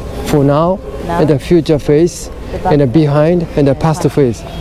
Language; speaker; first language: English; non-native, learner; Japanese